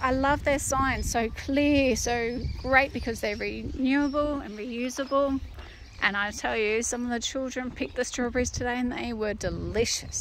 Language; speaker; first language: English; native; English